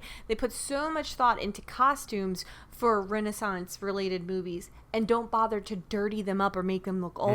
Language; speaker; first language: English; native; English